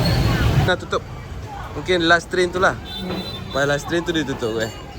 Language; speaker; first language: Malay; native; Malay